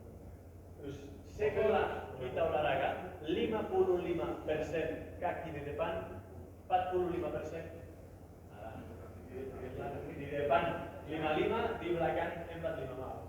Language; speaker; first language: Indonesian; non-native, learner; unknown